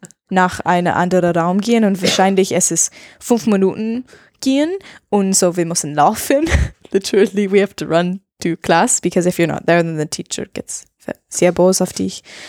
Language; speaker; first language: German; non-native, learner; English